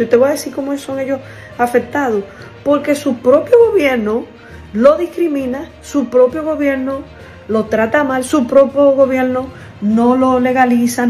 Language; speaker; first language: Spanish; native; Spanish